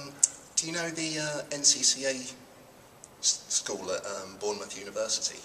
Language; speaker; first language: English; native; English